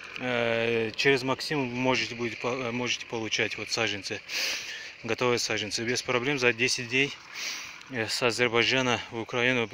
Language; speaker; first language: Russian; non-native, fluent; Azerbaijani